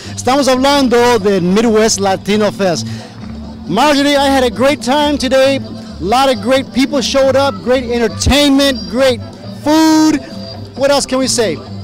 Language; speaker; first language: English; early bilingual, other home language; Spanish